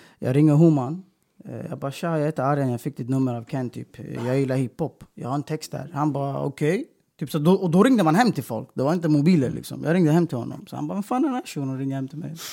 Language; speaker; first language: Swedish; early bilingual, other home language; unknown